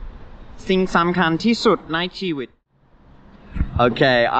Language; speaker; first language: Thai; non-native, learner; English